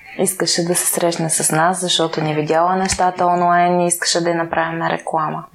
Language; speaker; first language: Bulgarian; native; Bulgarian